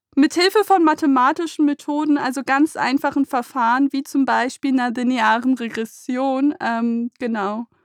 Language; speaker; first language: German; early bilingual, other home language; Persian